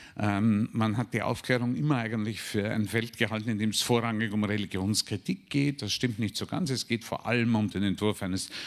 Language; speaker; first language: German; native; German